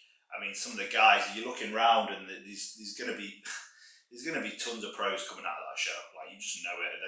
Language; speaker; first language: English; native; English